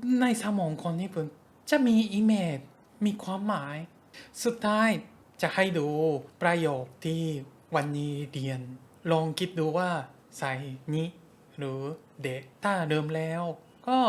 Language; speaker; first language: Thai; non-native, fluent; Japanese